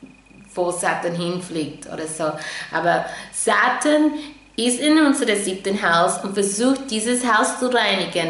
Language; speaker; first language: German; non-native, fluent; English